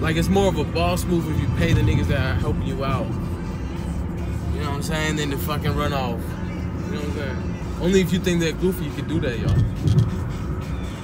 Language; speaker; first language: English; early bilingual, other home language; Spanish